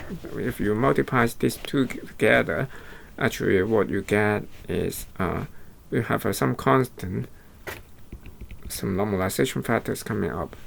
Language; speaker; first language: English; non-native, fluent; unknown